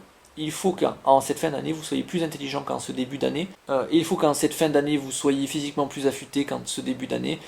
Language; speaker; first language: French; native; French